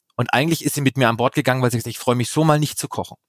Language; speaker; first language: German; native; German